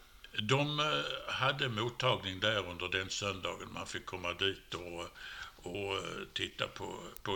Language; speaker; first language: Swedish; native; Swedish